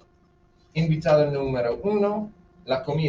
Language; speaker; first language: Spanish; non-native, fluent; English